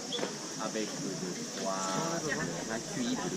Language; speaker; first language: French; non-native, learner; Japanese